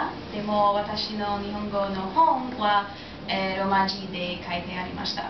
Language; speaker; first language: Japanese; non-native, learner; English